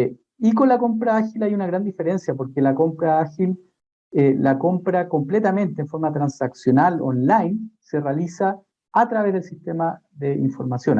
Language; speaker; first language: Spanish; native; Spanish